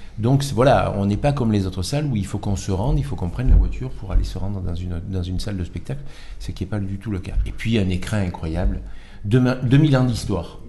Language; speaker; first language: French; native; French